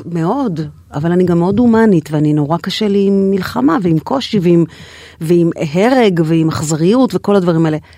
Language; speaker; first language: Hebrew; native; Hebrew